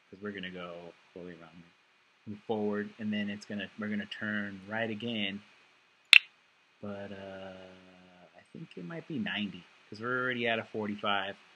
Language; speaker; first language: English; early bilingual, other home language; Spanish